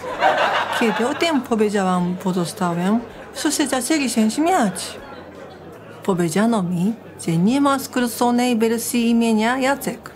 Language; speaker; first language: Polish; non-native, fluent; Japanese